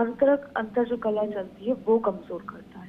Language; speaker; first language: Hindi; native; Hindi